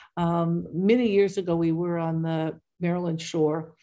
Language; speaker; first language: English; native; English